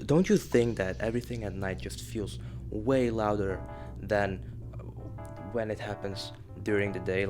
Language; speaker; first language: English; non-native, fluent; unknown